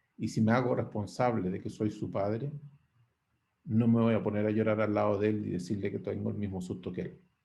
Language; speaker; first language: Spanish; native; Spanish